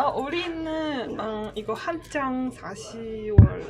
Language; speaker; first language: Korean; non-native, learner; Chinese